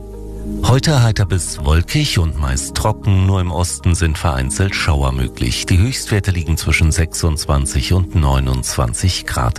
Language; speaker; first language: German; native; German